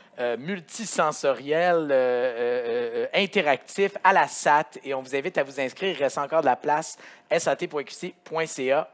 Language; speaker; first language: French; native; French